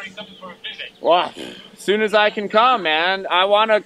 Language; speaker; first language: English; native; English